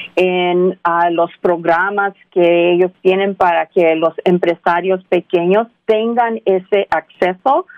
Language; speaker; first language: Spanish; early bilingual, heritage; Spanish